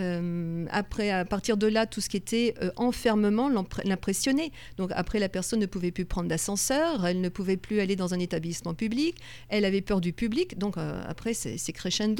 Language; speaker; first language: French; native; French